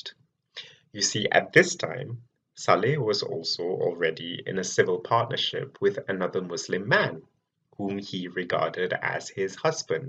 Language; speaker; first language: English; non-native, local second language; Malay